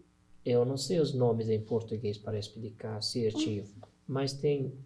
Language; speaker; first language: Portuguese; non-native, learner; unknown